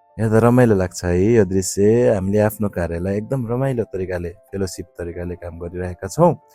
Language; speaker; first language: Nepali; native; Nepali